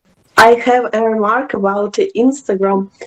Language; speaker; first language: English; non-native, learner; Ukrainian